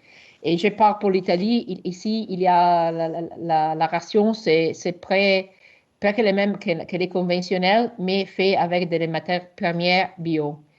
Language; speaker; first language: French; non-native, learner; Italian